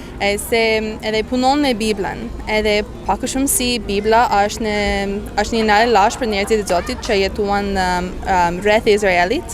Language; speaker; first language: Albanian; non-native, fluent; English